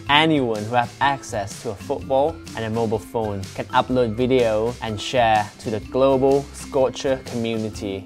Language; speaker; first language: English; non-native, fluent; Thai